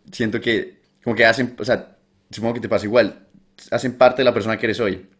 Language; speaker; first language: Spanish; native; Spanish